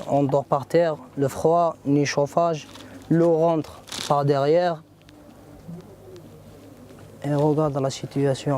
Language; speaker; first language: French; non-native, local second language; Berber languages